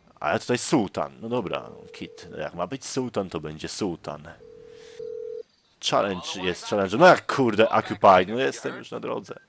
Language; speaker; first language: Polish; native; Polish